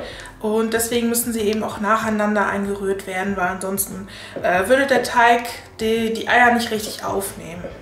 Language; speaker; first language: German; native; German